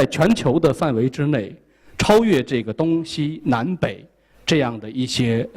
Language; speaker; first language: Chinese; native; Chinese